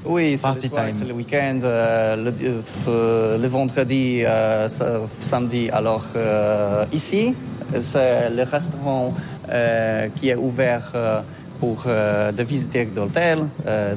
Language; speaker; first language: French; non-native, learner; Polish